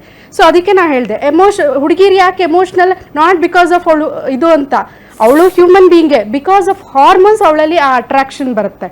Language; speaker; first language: Kannada; native; Kannada